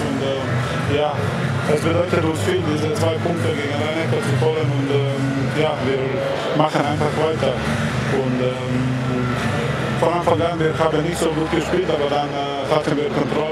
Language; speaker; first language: German; non-native, fluent; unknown